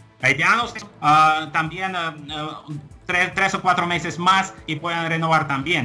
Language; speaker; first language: Spanish; non-native, fluent; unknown